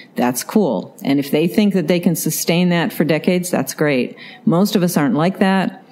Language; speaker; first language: English; native; English